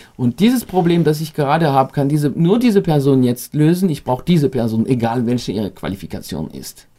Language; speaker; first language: German; non-native, fluent; French